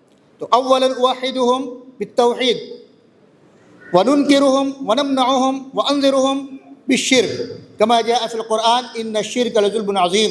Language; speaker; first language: Arabic; non-native, learner; Urdu